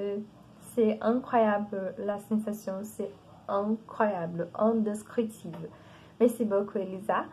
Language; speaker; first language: French; non-native, learner; Portuguese